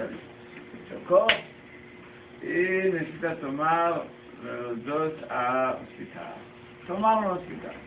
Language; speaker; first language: Portuguese; non-native, learner; Spanish